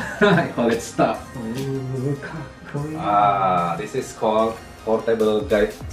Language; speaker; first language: English; non-native, fluent; Indonesian